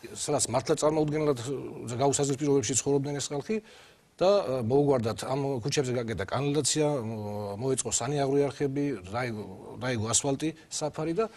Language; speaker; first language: Georgian; native; Georgian